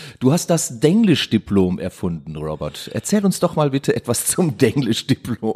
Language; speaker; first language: German; native; German